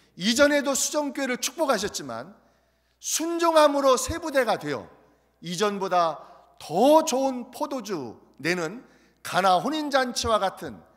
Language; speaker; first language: Korean; native; Korean